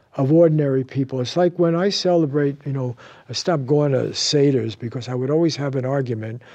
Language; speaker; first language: English; native; English